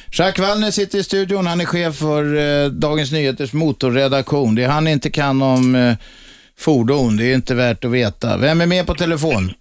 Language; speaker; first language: Swedish; native; Swedish